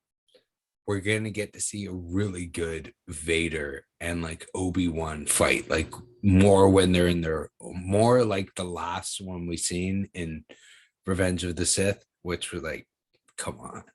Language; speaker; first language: English; native; English